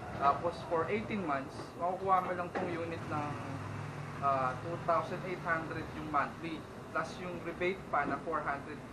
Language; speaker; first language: Filipino; native; Filipino